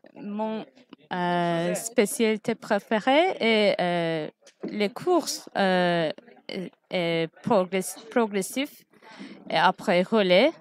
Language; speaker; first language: French; non-native, learner; Turkish